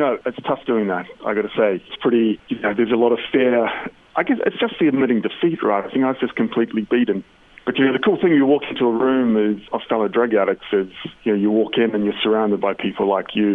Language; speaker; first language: English; native; English